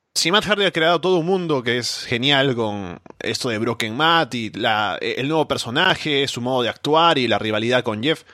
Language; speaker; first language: Spanish; native; Spanish